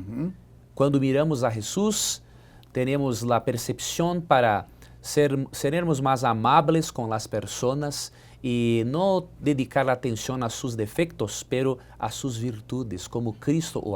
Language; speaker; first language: Spanish; non-native, learner; Portuguese